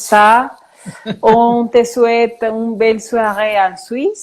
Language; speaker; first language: French; non-native, fluent; Spanish